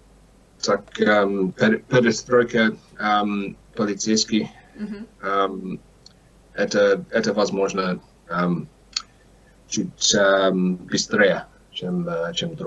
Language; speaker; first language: Russian; non-native, learner; English